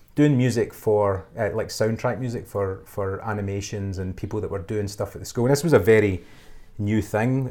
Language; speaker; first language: English; native; English